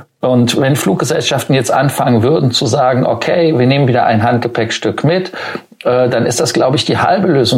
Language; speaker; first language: German; native; German